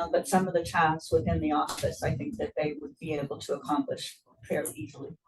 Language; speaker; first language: English; native; English